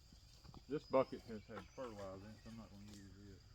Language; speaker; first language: English; native; English